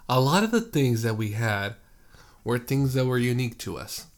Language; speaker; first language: English; early bilingual, other home language; Spanish